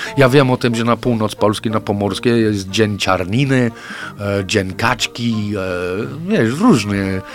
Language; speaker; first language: Polish; non-native, fluent; English